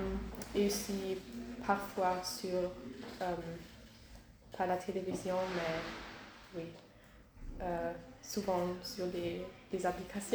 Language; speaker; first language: French; non-native, learner; German